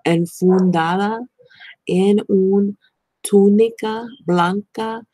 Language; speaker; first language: Spanish; non-native, learner; English